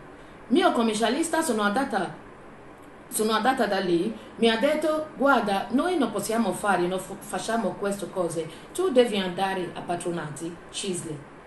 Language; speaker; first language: Italian; non-native, learner; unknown